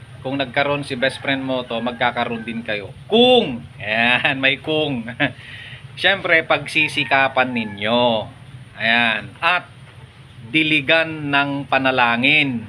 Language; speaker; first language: Filipino; non-native, local second language; Iloko